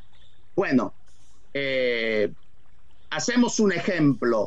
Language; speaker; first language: Spanish; non-native, fluent; Italian